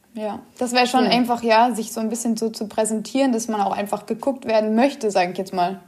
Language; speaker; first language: German; native; German